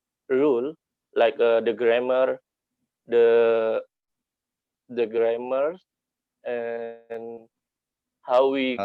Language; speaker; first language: English; non-native, learner; Indonesian